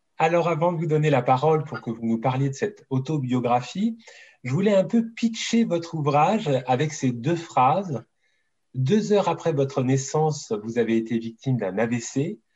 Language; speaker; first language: French; native; French